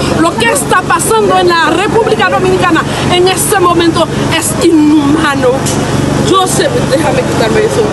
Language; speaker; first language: Spanish; non-native, fluent; Haitian Creole